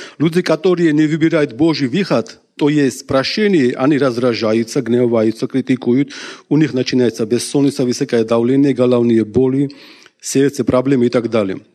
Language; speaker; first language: Russian; non-native, local second language; Georgian